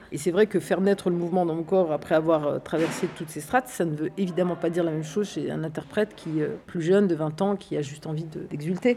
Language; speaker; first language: French; early bilingual, other home language; Arabic